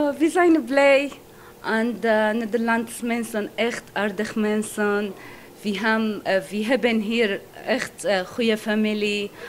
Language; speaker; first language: Dutch; non-native, learner; Arabic